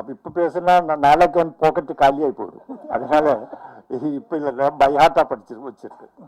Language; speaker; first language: Tamil; non-native, fluent; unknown